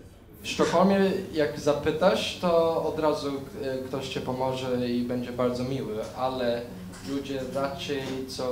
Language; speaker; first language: Polish; early bilingual, heritage; Polish